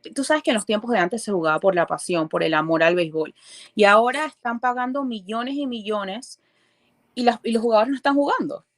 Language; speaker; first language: Spanish; early bilingual, other home language; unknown